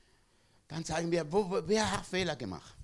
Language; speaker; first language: German; non-native, learner; Spanish